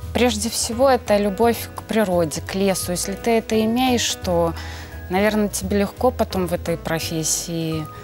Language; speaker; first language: Russian; native; Russian